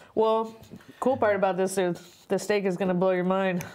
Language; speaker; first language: English; native; English